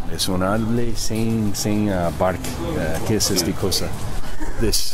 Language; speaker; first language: Spanish; early bilingual, heritage; Spanish